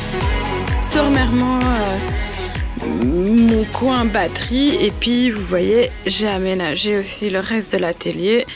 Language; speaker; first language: French; native; French